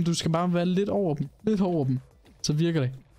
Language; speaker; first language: Danish; native; Danish